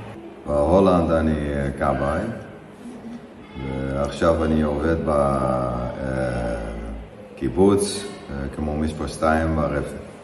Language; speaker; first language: Hebrew; non-native, learner; Dutch